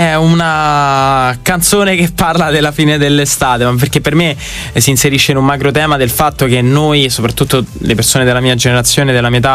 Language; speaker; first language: Italian; native; Italian